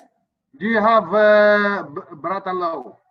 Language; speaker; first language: English; non-native, learner; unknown